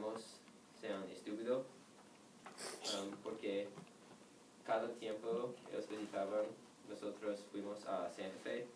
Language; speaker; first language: Spanish; non-native, learner; English